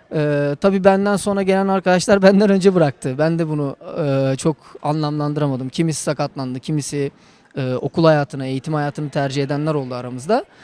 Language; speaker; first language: Turkish; native; Turkish